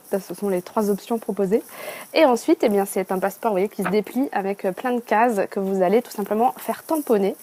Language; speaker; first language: French; native; French